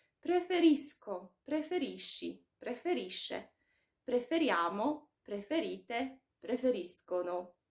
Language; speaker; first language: Italian; non-native, fluent; Polish